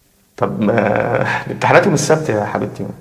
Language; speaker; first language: Arabic; native; Arabic